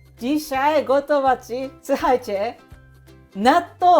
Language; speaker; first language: Polish; non-native, learner; Japanese